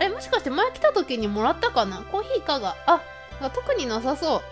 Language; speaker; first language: Japanese; native; Japanese